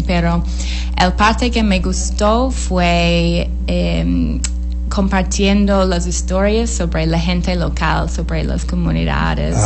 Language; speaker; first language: Spanish; non-native, fluent; English